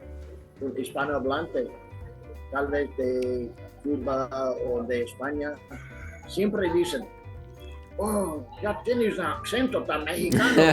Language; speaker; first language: Spanish; non-native, fluent; English